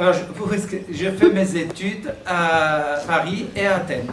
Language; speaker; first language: French; non-native, fluent; Greek